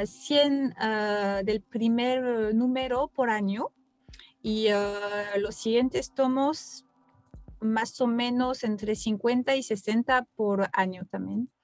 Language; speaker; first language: Spanish; non-native, fluent; French